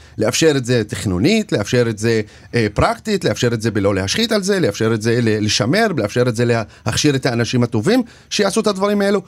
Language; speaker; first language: Hebrew; non-native, local second language; Arabic